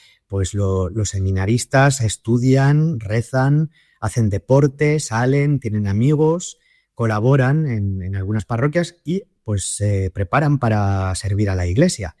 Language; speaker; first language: Spanish; native; Spanish